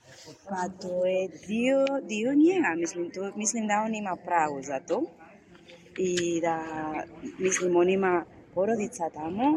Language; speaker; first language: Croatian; non-native, learner; Spanish